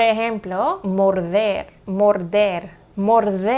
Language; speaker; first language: Spanish; non-native, learner; English